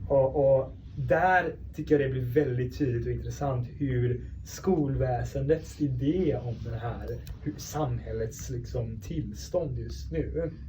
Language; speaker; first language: Swedish; early bilingual, other home language; Persian